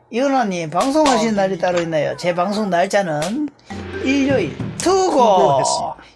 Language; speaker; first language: Korean; native; Korean